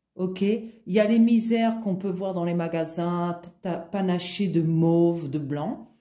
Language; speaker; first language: French; non-native, fluent; Portuguese